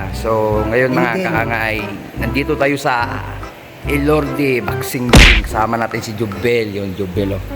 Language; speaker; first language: Filipino; non-native, local second language; Cebuano